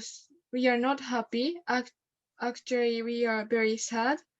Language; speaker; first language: English; non-native, learner; Japanese